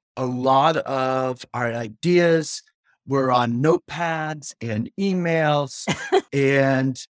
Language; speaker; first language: English; native; English